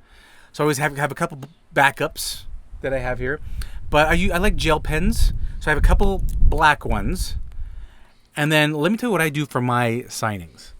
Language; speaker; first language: English; native; English